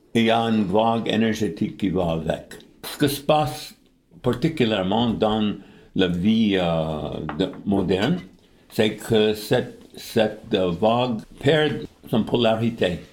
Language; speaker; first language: French; non-native, fluent; English